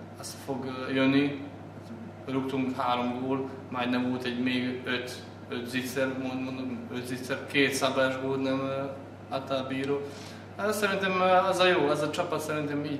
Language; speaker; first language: Hungarian; non-native, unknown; Serbian